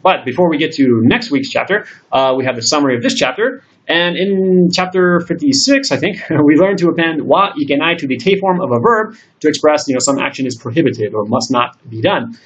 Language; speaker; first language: English; native; English